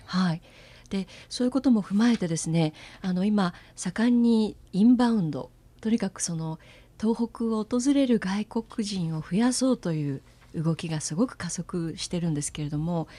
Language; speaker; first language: Japanese; native; Japanese